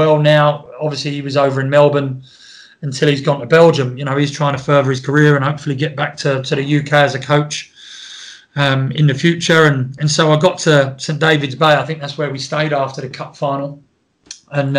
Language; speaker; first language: English; native; English